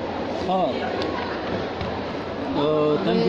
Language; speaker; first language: English; non-native, fluent; Pashto